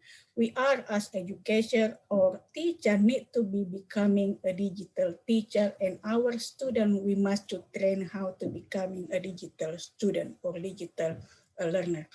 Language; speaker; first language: English; non-native, learner; Indonesian